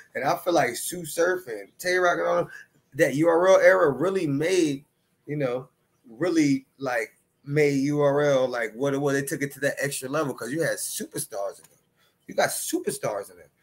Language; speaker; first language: English; native; English